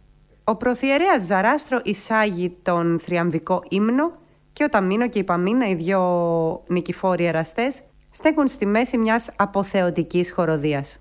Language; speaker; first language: Greek; native; Greek